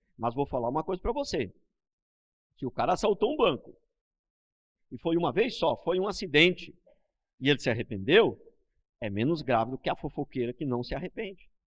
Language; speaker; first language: Portuguese; native; Portuguese